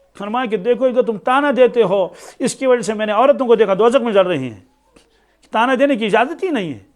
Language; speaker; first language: Urdu; non-native, local second language; Kashmiri